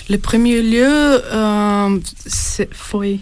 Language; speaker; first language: French; non-native, fluent; Portuguese